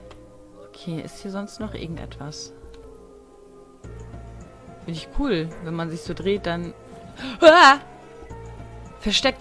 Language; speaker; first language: German; native; German